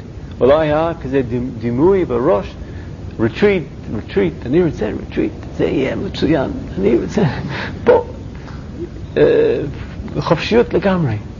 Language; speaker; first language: Hebrew; non-native, learner; English